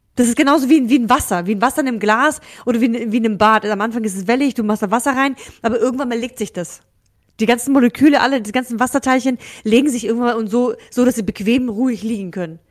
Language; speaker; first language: German; early bilingual, other home language; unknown